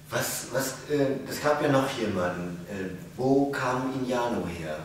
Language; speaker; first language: German; native; German